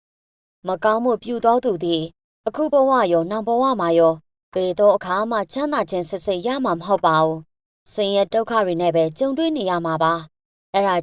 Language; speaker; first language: Burmese; native; Burmese